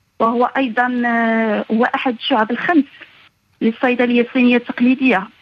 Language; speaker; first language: Arabic; native; Arabic